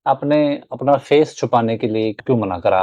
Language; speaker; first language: Hindi; native; Hindi